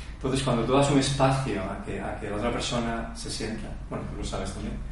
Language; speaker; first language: Spanish; native; Spanish